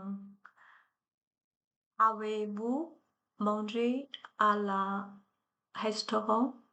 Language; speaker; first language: French; non-native, learner; Chinese